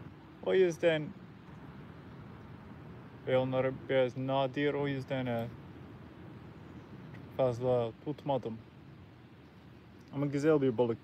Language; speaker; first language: Turkish; non-native, learner; English